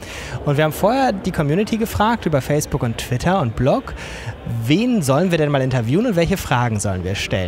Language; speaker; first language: German; native; German